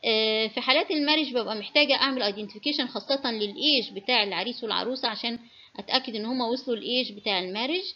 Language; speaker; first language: Arabic; native; Arabic